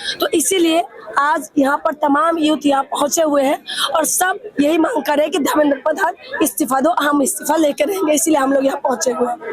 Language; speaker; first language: Hindi; non-native, local second language; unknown